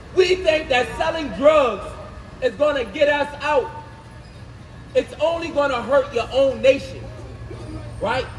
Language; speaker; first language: English; native; English